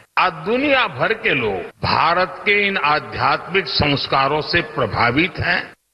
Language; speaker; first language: Hindi; non-native, local second language; Gujarati